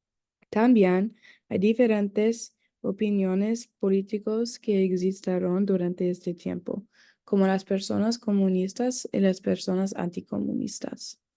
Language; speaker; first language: Spanish; non-native, learner; English